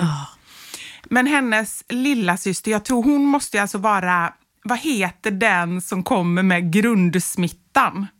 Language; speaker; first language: Swedish; native; Swedish